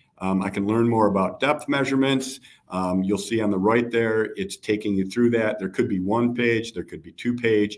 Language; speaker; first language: English; native; English